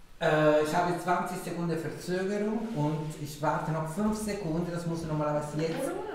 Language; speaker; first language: German; non-native, fluent; Italian